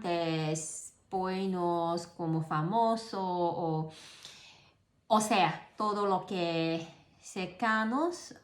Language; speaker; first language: Spanish; non-native, learner; Cantonese